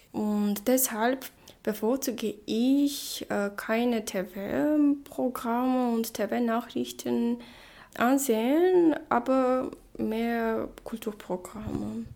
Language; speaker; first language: German; non-native, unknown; Armenian